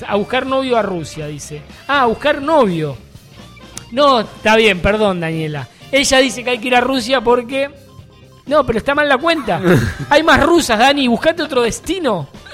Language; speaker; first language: Spanish; native; Spanish